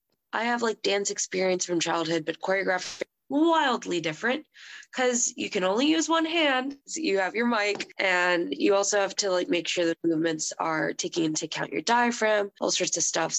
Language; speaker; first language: English; native; English